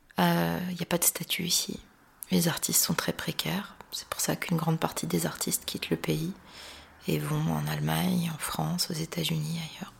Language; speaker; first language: French; native; French